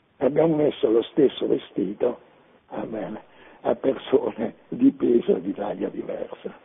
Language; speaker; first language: Italian; native; Italian